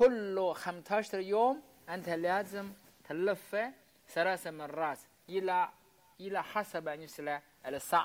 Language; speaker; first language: Arabic; non-native, learner; Chinese